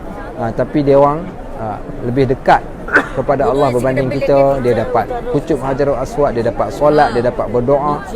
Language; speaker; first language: Malay; native; Malay